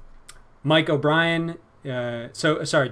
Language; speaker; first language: English; native; English